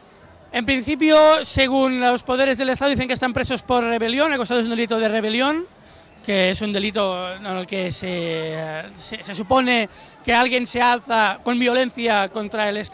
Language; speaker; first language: Spanish; non-native, local second language; Catalan